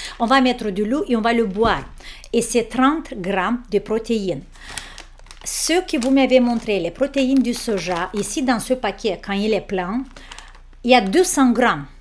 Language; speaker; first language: French; non-native, fluent; Romanian